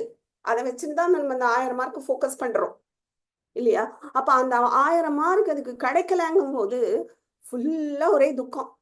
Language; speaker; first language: Tamil; native; Tamil